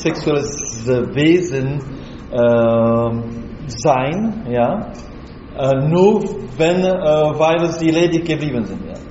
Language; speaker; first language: German; non-native, learner; Slovak